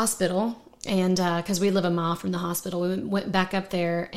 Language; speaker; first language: English; native; English